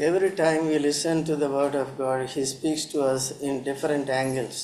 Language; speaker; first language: English; non-native, local second language; Telugu